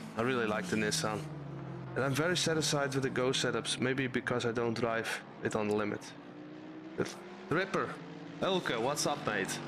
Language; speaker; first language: English; non-native, fluent; Dutch